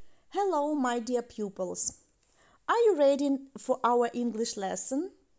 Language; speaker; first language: English; non-native, fluent; Ukrainian